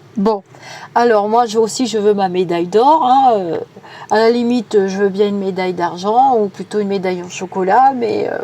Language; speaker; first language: French; native; French